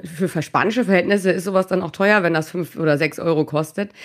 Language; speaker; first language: German; native; German